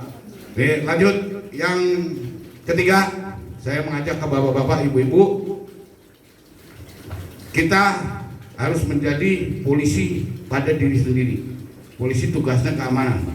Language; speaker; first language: Indonesian; native; Indonesian